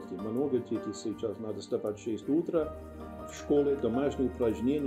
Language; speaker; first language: Russian; non-native, learner; English